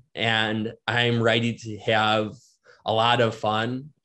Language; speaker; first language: English; native; English